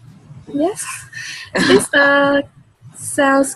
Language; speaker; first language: English; non-native, learner; Vietnamese